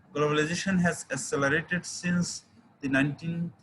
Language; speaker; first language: English; non-native, local second language; Bangla